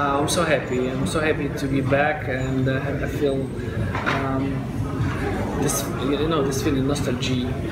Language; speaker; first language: English; non-native, fluent; Russian